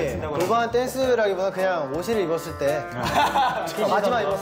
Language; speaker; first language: Korean; native; Korean